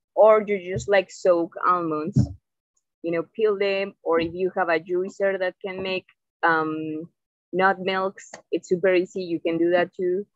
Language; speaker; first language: English; non-native, fluent; Spanish